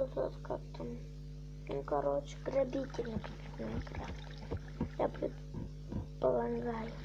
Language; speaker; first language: Russian; native; Russian